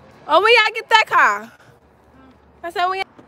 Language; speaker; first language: English; native; English